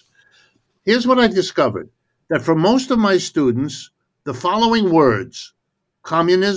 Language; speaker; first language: English; early bilingual, other home language; German